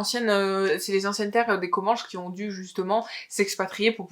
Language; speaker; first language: French; native; French